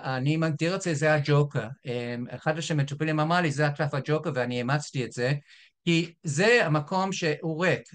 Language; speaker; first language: Hebrew; non-native, fluent; English